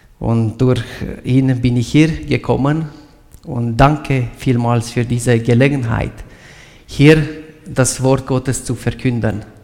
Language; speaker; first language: German; non-native, fluent; Romanian